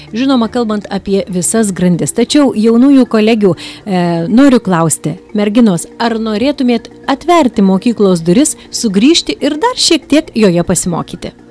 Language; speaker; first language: Lithuanian; native; Lithuanian